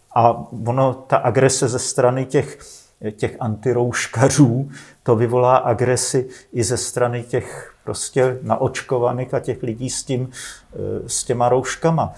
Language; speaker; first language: Czech; native; Czech